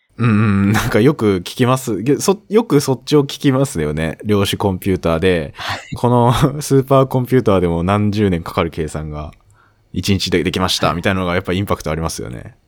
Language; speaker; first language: Japanese; native; Japanese